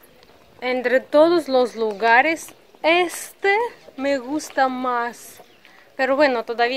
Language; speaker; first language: Spanish; non-native, learner; Russian